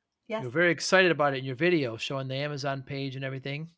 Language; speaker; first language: English; native; English